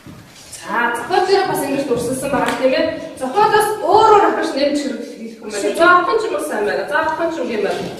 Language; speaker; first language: Mongolian; native; Mongolian